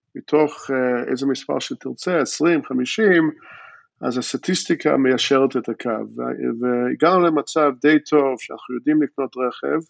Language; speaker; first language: Hebrew; early bilingual, other home language; English